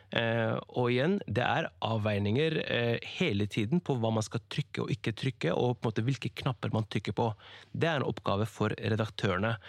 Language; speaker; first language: Norwegian; early bilingual, other home language; Kurdish